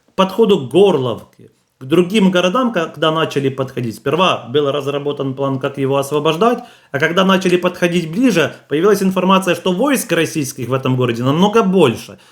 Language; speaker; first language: Russian; native; Russian